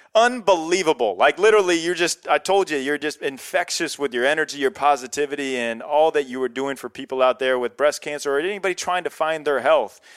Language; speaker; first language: English; native; English